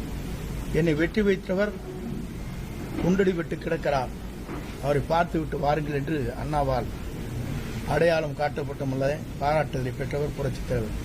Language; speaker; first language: Tamil; native; Tamil